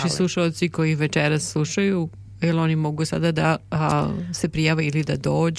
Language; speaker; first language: Serbian; native; Serbian